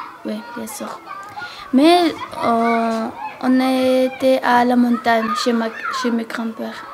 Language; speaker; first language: French; non-native, learner; Georgian